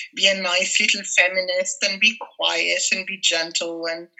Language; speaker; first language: English; non-native, fluent; French